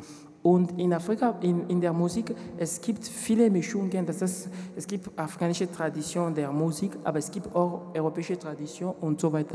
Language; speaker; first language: German; non-native, learner; French